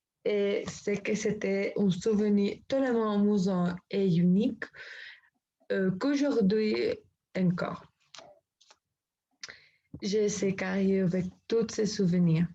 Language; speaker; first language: French; non-native, learner; Spanish